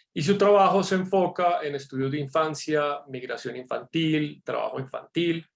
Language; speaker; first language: Spanish; native; Spanish